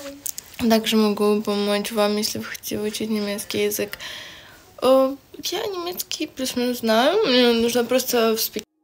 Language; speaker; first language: Russian; non-native, learner; Romanian